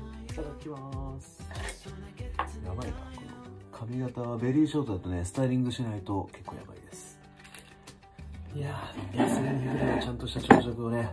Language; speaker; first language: Japanese; native; Japanese